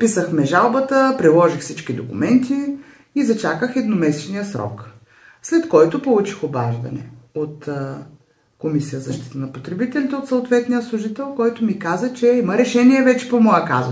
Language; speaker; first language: Bulgarian; native; Bulgarian